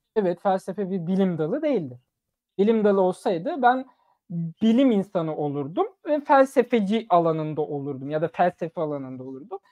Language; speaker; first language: Turkish; early bilingual, other home language; German